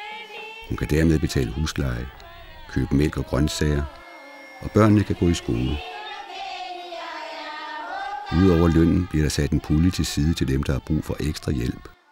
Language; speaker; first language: Danish; native; Danish